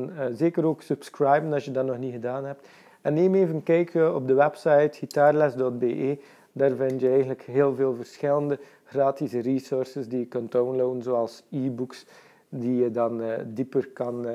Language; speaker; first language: Dutch; native; Dutch